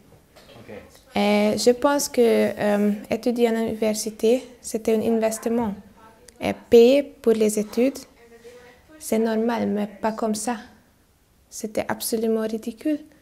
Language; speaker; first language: French; non-native, learner; Hungarian